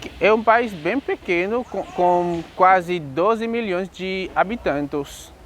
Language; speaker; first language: Portuguese; non-native, learner; Haitian Creole